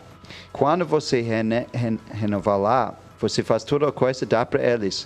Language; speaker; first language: Portuguese; non-native, fluent; English